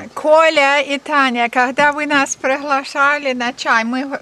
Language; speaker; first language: Russian; early bilingual, heritage; Russian